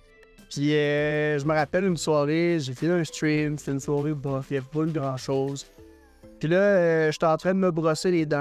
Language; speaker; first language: French; native; French